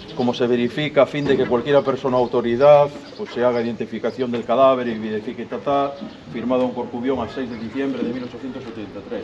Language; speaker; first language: Spanish; non-native, local second language; Galician